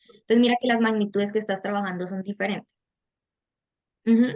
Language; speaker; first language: Spanish; native; Spanish